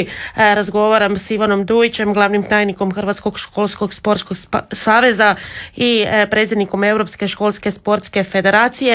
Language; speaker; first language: Serbian; native; Serbian